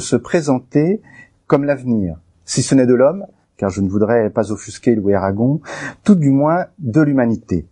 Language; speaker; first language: French; native; French